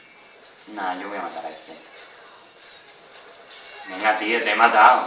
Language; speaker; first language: Spanish; native; Spanish